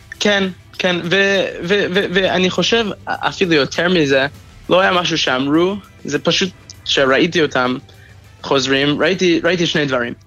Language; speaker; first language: Hebrew; non-native, fluent; English